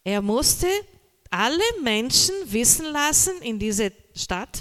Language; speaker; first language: German; non-native, learner; Portuguese